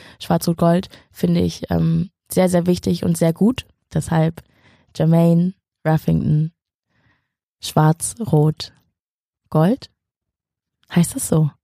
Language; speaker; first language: German; native; German